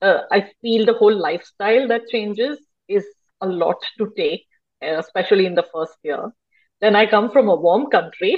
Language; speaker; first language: English; non-native, local second language; Hindi